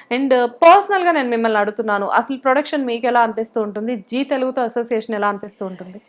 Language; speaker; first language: Telugu; native; Telugu